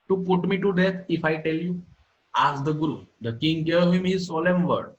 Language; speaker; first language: English; non-native, local second language; Gujarati